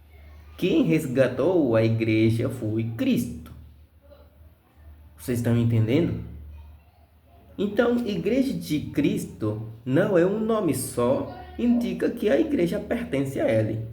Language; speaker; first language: Portuguese; non-native, fluent; Spanish